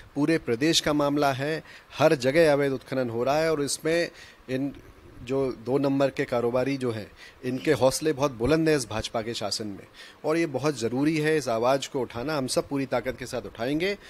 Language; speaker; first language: Hindi; native; Hindi